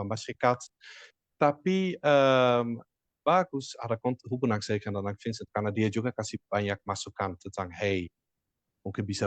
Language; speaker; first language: Indonesian; non-native, fluent; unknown